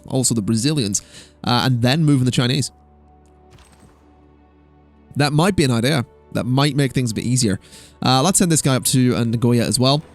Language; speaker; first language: English; native; English